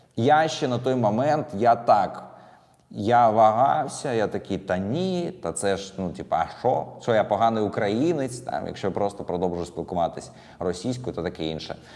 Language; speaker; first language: Ukrainian; non-native, local second language; Russian